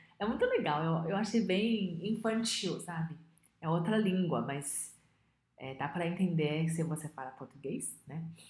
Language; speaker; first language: Portuguese; non-native, fluent; Chinese